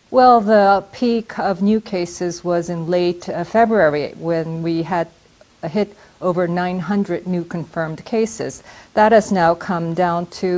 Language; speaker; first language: English; non-native, fluent; Korean